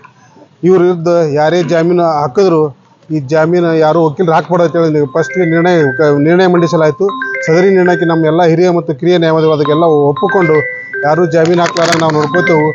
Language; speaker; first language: Kannada; native; Kannada